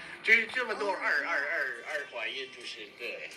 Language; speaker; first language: Chinese; non-native, fluent; English